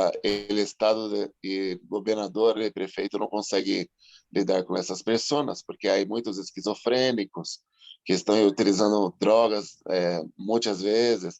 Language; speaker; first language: Spanish; non-native, fluent; Portuguese